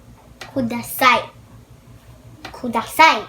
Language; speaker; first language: Japanese; non-native, learner; Filipino